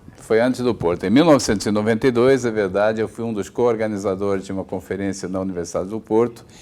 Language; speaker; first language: Portuguese; native; Portuguese